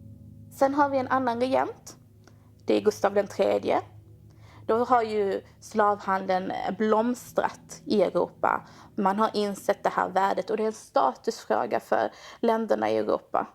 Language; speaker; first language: Swedish; native; Swedish